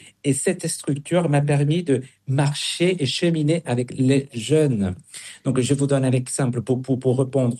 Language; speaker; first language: French; non-native, fluent; Spanish